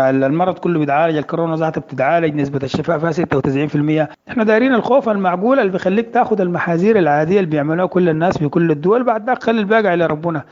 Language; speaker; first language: Arabic; native; Arabic